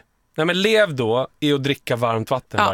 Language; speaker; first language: Swedish; native; Swedish